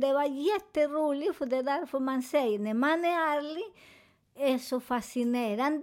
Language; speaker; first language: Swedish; non-native, learner; Spanish